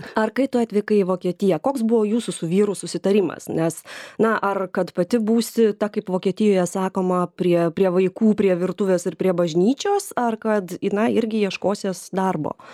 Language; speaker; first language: Lithuanian; native; Lithuanian